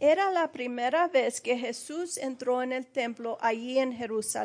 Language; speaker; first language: Spanish; early bilingual, heritage; Spanish